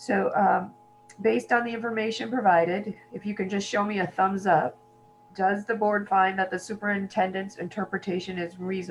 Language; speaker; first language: English; native; English